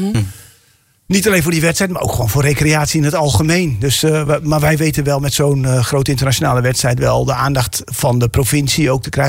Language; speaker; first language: Dutch; native; Dutch